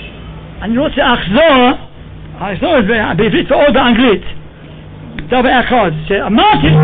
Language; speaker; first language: Hebrew; non-native, fluent; English